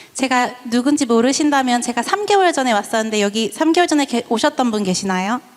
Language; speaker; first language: Korean; native; Korean